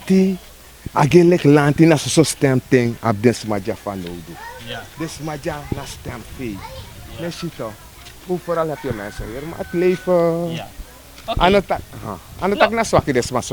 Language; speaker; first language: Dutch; non-native, local second language; Sranan Tongo